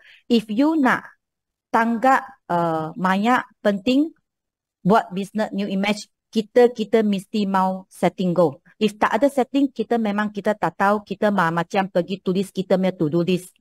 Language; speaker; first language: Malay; non-native, local second language; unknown